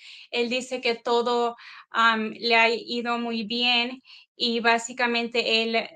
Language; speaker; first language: Spanish; early bilingual, heritage; Spanish